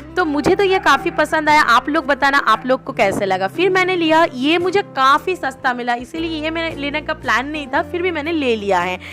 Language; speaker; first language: Hindi; non-native, local second language; Bangla